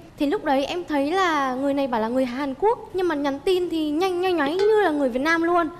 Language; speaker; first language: Vietnamese; native; Vietnamese